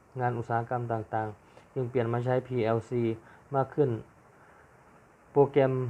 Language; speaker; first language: Thai; native; Thai